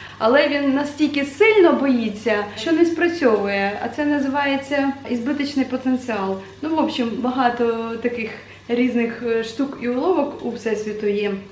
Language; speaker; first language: Ukrainian; non-native, local second language; Russian